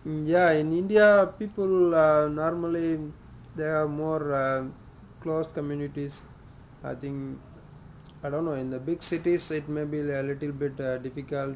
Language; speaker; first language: English; non-native, local second language; Tamil